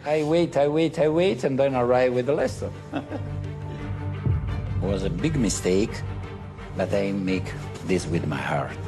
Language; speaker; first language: English; non-native, fluent; Italian